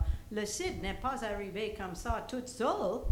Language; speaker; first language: French; non-native, local second language; English